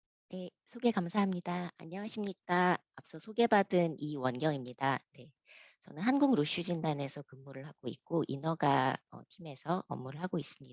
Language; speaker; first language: Korean; native; Korean